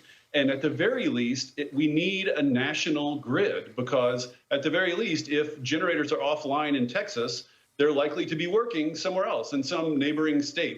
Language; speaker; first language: English; native; English